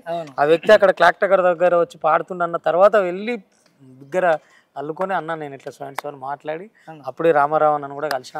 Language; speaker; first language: Telugu; native; Telugu